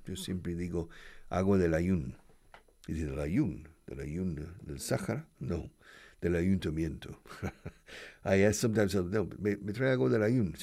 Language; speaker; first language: Spanish; non-native, fluent; English